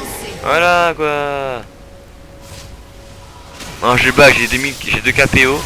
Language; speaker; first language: French; native; French